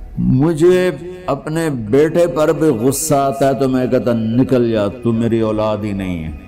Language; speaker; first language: Urdu; non-native, local second language; Punjabi